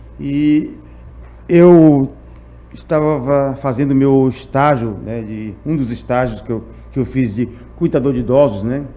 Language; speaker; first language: Portuguese; native; Portuguese